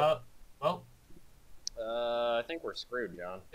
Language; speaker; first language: English; native; English